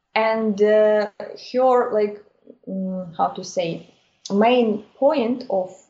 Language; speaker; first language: English; non-native, fluent; Ukrainian